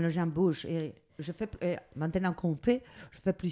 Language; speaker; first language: French; non-native, learner; Spanish